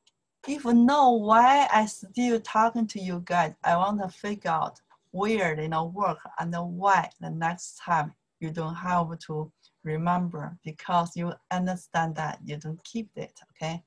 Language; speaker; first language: English; non-native, learner; Chinese